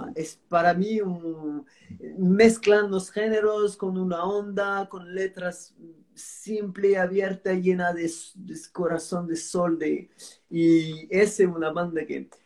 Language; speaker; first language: Spanish; non-native, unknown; French